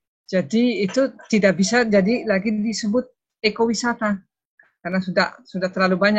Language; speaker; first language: Indonesian; non-native, fluent; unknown